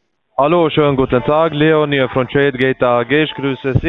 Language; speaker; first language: German; non-native, learner; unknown